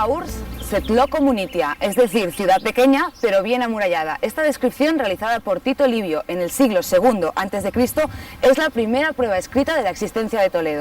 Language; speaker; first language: Spanish; native; Spanish